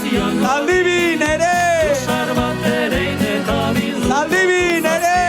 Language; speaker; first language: Basque; native; Basque